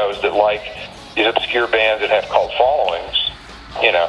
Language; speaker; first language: English; native; English